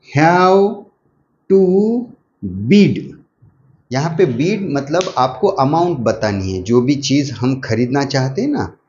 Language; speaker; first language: Hindi; non-native, local second language; Marathi